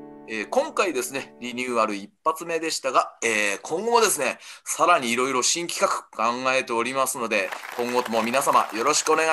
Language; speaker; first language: Japanese; native; Japanese